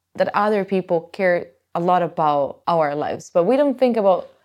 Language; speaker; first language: English; non-native, fluent; Italian